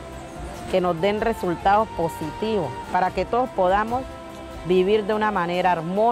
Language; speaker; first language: Spanish; native; Spanish